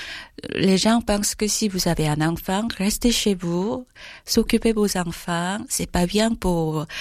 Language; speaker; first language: French; non-native, fluent; Korean